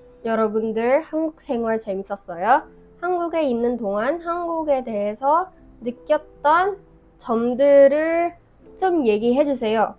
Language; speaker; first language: Korean; non-native, fluent; Filipino